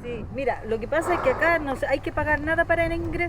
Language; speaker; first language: Spanish; native; Spanish